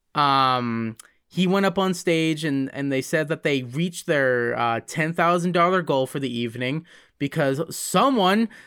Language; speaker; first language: English; native; English